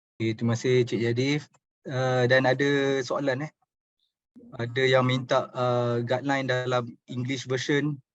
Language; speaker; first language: Malay; native; Malay